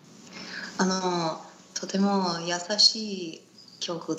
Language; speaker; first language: Japanese; non-native, learner; Spanish